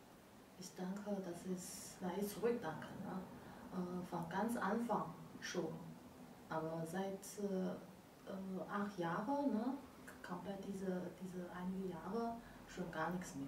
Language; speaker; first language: German; non-native, learner; Chinese